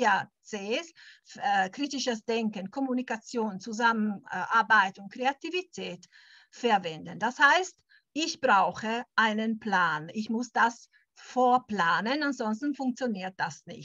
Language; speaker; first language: German; early bilingual, heritage; German